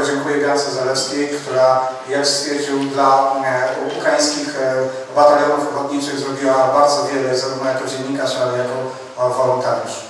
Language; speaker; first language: Ukrainian; non-native, learner; Polish